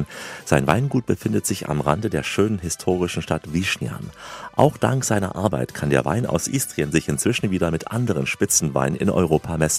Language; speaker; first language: German; native; German